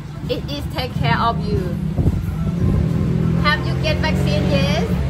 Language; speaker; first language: English; non-native, learner; Thai